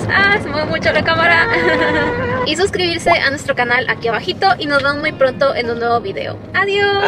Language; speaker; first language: Spanish; native; Spanish